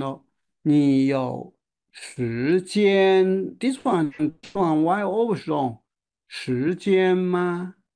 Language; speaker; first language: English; non-native, learner; Chinese